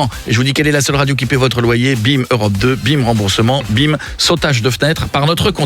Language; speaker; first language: French; native; French